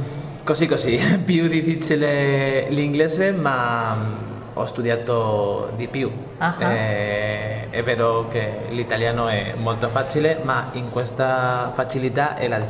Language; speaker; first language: Italian; non-native, learner; Spanish